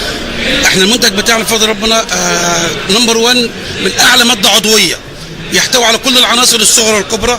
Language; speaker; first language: Arabic; native; Arabic